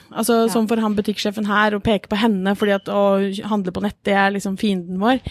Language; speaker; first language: Norwegian; native; Norwegian